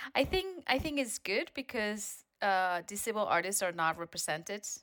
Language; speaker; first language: English; non-native, fluent; Spanish